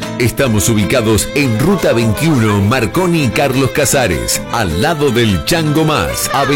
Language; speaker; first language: Spanish; native; Spanish